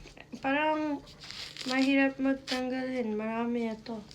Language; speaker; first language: Filipino; non-native, learner; English